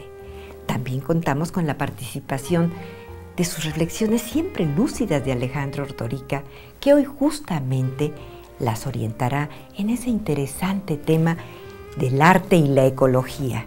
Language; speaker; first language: Spanish; native; Spanish